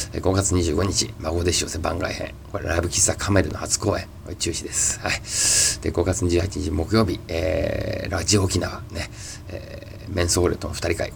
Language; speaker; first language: Japanese; native; Japanese